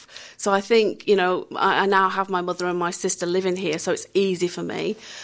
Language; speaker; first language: English; native; English